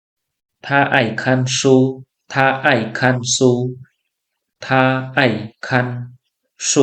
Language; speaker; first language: Chinese; non-native, fluent; Khmer